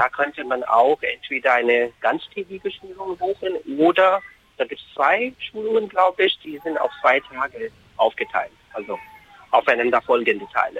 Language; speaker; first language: German; non-native, fluent; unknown